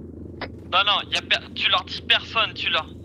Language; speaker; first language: French; native; French